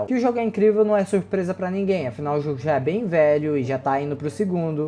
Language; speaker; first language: Portuguese; native; Portuguese